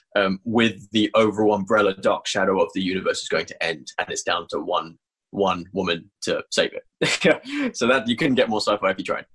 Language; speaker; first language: English; native; English